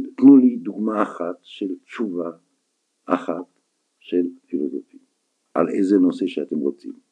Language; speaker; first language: Hebrew; non-native, fluent; French